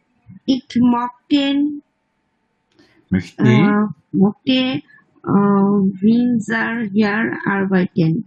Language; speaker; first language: German; non-native, learner; Bangla